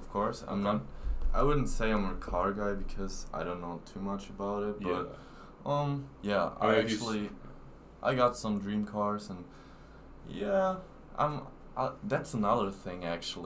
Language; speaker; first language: English; non-native, fluent; German